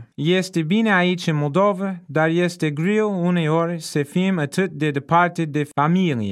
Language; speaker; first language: Romanian; non-native, fluent; English